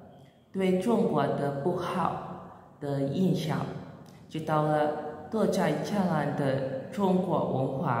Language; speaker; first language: Chinese; non-native, learner; Indonesian